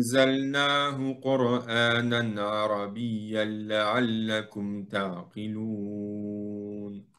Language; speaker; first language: Arabic; non-native, fluent; French